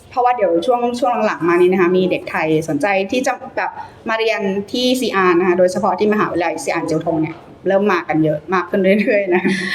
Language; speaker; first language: Thai; native; Thai